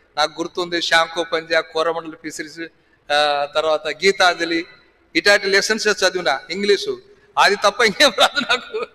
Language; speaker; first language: Telugu; non-native, local second language; Lambadi